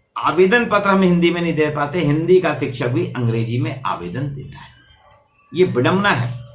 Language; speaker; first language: Hindi; native; Hindi